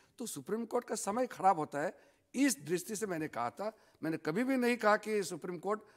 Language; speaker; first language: Hindi; non-native, local second language; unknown